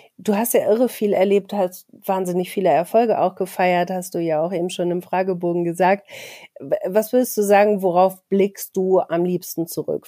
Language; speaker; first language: German; native; German